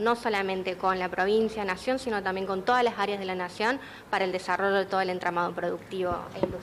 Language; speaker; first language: Spanish; native; Spanish